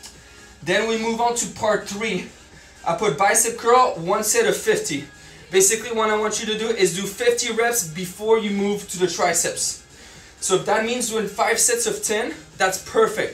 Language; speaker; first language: English; native; English